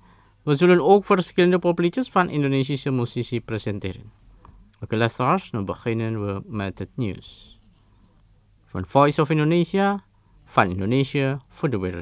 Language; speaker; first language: Dutch; non-native, fluent; Indonesian